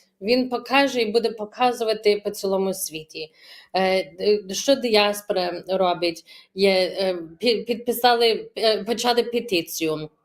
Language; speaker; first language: Ukrainian; early bilingual, heritage; Ukrainian